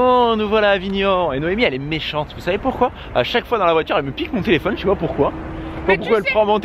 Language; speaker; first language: French; native; French